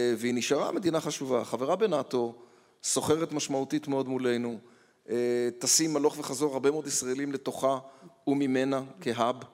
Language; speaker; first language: Hebrew; native; Hebrew